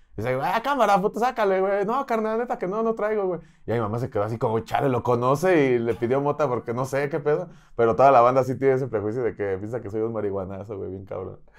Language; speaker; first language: Spanish; native; Spanish